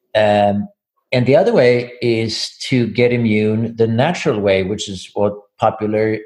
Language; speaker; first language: English; non-native, fluent; Swedish